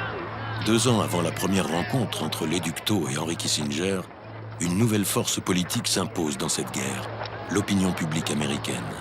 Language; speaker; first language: French; native; French